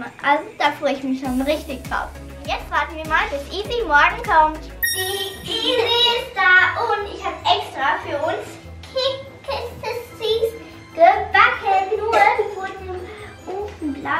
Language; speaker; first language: German; native; German